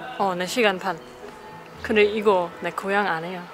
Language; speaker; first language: Korean; non-native, fluent; German